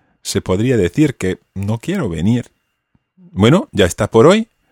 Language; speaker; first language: Spanish; non-native, fluent; English